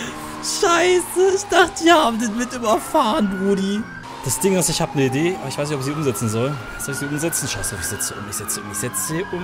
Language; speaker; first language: German; native; German